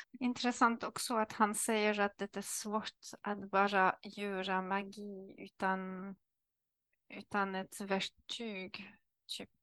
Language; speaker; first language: Swedish; non-native, learner; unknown